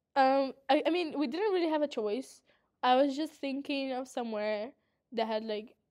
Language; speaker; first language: English; non-native, fluent; Portuguese